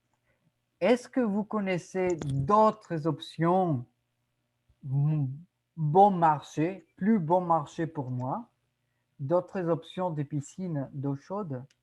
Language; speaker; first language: French; non-native, fluent; Spanish